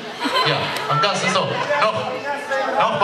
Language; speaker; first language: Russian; non-native, learner; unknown